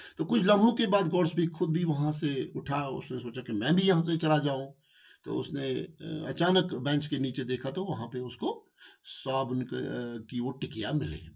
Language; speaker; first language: Urdu; non-native, local second language; Kashmiri